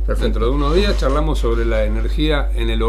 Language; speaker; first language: Spanish; native; Spanish